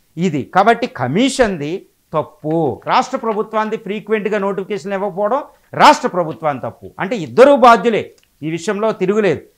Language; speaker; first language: Telugu; native; Telugu